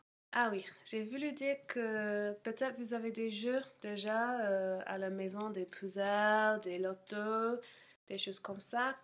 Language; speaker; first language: French; non-native, fluent; English